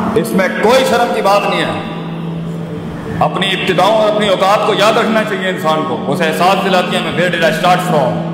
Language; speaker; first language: Urdu; non-native, local second language; Punjabi